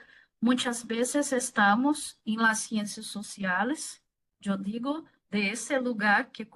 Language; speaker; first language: Spanish; non-native, fluent; Portuguese